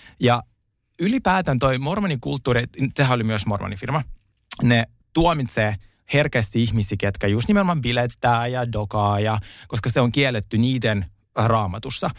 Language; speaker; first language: Finnish; non-native, fluent; Russian